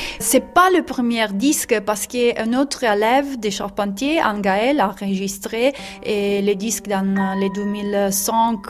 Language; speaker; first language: French; non-native, learner; Italian